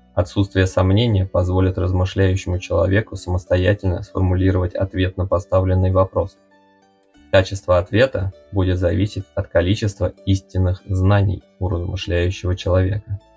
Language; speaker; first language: Russian; native; Russian